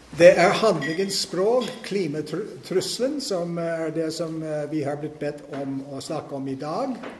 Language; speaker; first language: Norwegian; non-native, fluent; English